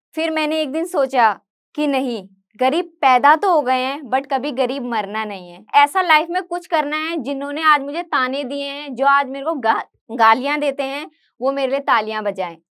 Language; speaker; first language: Hindi; native; Hindi